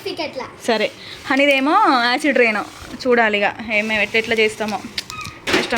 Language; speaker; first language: Telugu; native; Telugu